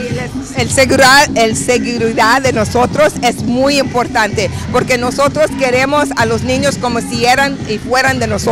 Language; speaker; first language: Spanish; early bilingual, heritage; Spanish